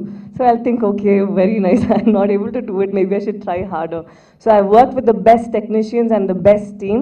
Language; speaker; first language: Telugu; non-native, local second language; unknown